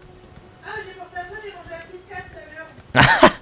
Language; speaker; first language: French; native; French